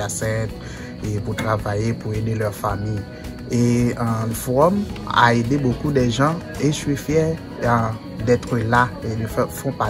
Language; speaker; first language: French; non-native, local second language; Haitian Creole